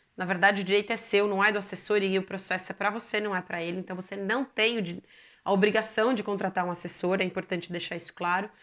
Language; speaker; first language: Portuguese; native; Portuguese